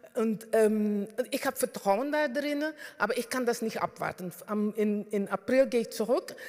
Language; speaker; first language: German; non-native, fluent; Dutch